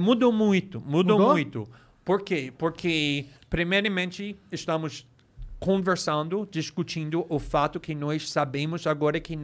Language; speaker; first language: Portuguese; non-native, fluent; English